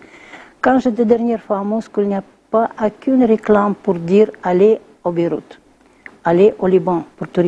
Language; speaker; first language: French; non-native, learner; Russian